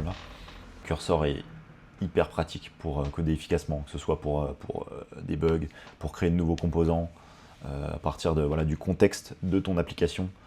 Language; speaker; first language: French; native; French